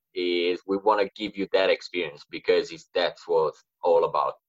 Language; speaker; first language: English; non-native, fluent; Italian